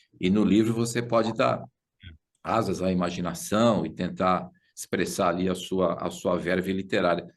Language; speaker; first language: Portuguese; native; Portuguese